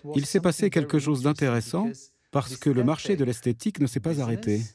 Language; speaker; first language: French; non-native, fluent; Portuguese